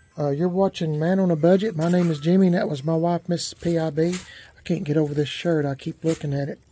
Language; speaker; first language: English; native; English